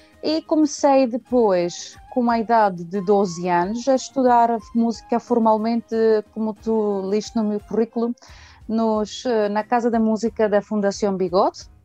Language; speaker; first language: Portuguese; early bilingual, heritage; Portuguese